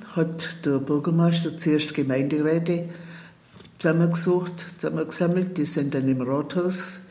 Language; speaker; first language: German; native; German